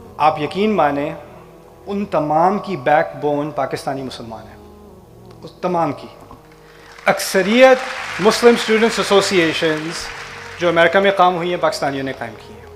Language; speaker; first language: Urdu; early bilingual, heritage; Urdu